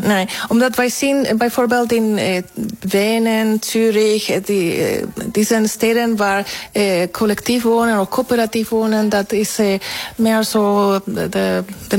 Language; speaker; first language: Dutch; non-native, fluent; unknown